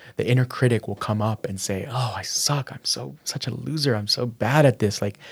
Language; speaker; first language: English; native; English